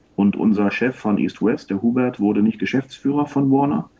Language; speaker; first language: German; native; German